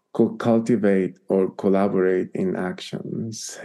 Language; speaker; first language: English; non-native, fluent; Spanish